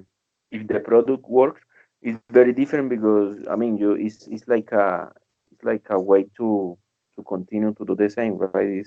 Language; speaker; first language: English; non-native, learner; Spanish